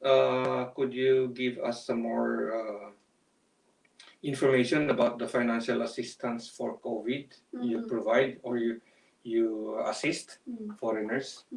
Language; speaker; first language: English; non-native, local second language; Filipino